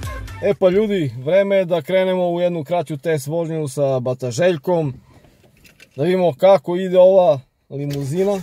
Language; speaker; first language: Serbian; native; Serbian